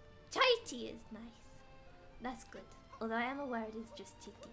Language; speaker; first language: English; native; English